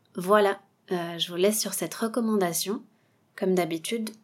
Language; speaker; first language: French; native; French